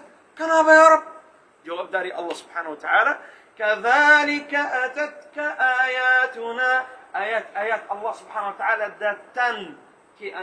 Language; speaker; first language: Indonesian; non-native, learner; Arabic